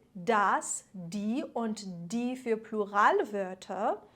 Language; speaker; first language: German; non-native, fluent; Persian